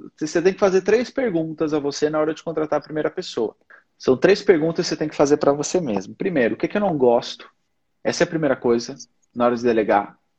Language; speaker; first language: Portuguese; native; Portuguese